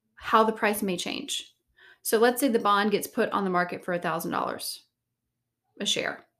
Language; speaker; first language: English; native; English